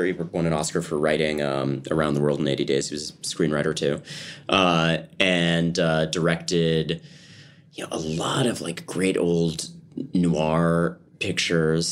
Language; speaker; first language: English; native; English